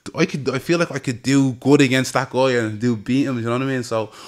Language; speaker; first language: English; native; English